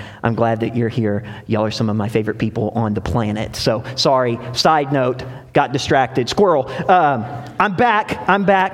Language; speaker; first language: English; native; English